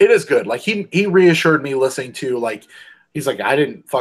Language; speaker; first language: English; native; English